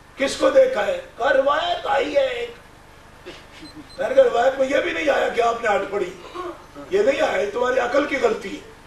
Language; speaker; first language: Urdu; non-native, local second language; Punjabi